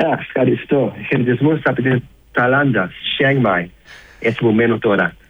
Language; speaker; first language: Greek; early bilingual, heritage; Greek